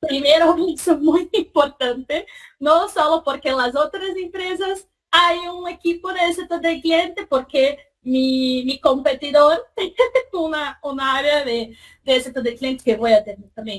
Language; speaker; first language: Spanish; non-native, fluent; Portuguese